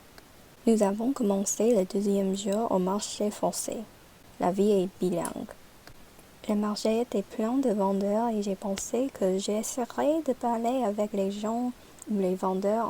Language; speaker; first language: French; non-native, learner; English